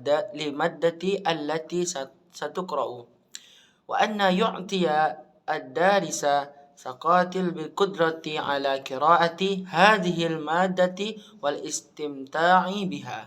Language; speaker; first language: Arabic; non-native, learner; Indonesian